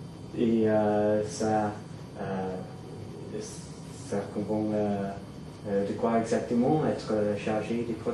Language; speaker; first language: French; non-native, fluent; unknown